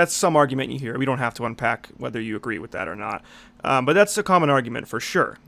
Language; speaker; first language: English; native; English